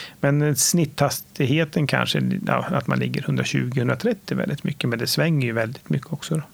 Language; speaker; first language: Swedish; native; Swedish